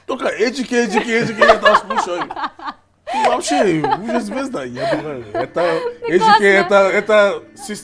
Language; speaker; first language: Russian; non-native, learner; English